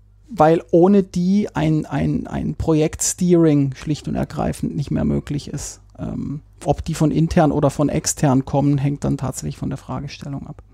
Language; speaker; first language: German; native; German